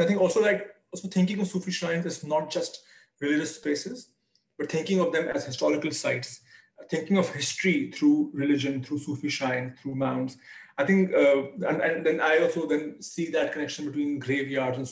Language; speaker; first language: English; non-native, local second language; Urdu